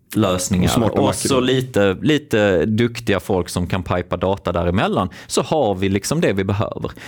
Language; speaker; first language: Swedish; native; Swedish